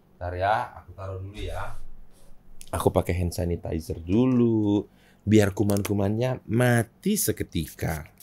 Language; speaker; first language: Indonesian; native; Indonesian